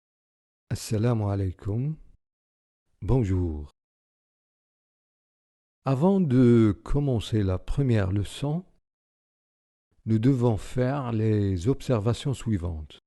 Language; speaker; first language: French; non-native, local second language; Arabic